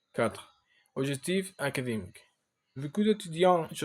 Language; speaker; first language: French; non-native, learner; Spanish